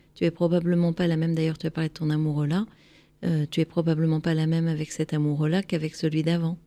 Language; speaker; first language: French; native; French